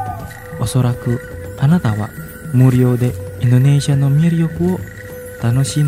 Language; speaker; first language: Japanese; non-native, fluent; Indonesian